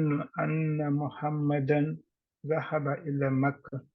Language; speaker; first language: Arabic; non-native, learner; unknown